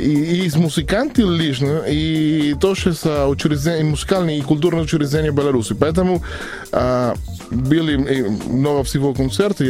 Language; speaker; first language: Russian; non-native, learner; Spanish